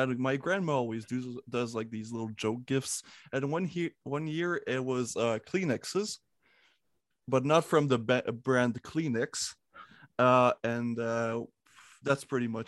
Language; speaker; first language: English; non-native, fluent; French